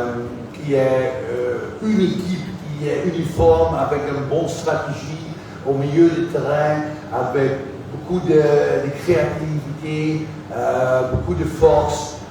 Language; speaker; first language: French; non-native, fluent; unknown